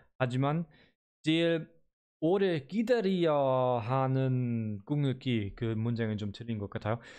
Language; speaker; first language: Korean; non-native, learner; German